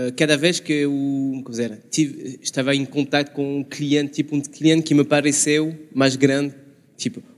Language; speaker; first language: Portuguese; non-native, learner; French